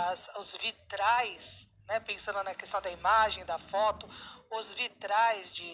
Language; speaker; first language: Portuguese; native; Portuguese